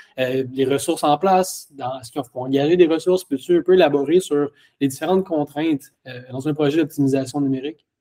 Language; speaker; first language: French; native; French